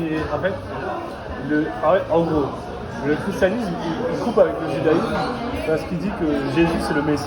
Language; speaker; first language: French; native; French